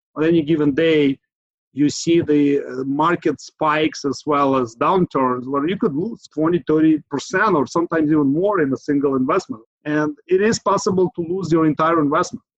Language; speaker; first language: English; non-native, fluent; Ukrainian